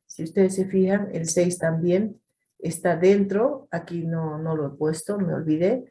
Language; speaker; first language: Spanish; native; Spanish